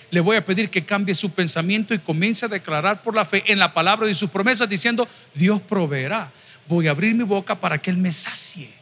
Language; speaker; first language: Spanish; native; Spanish